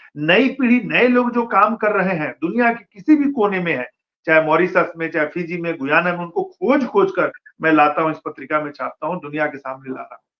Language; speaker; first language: Hindi; non-native, local second language; Bhojpuri